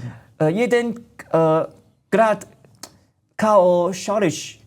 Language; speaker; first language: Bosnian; non-native, learner; Chinese